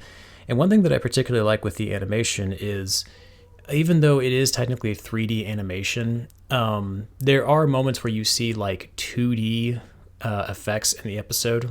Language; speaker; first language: English; native; English